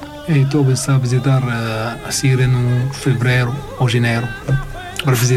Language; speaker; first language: Portuguese; non-native, learner; Arabic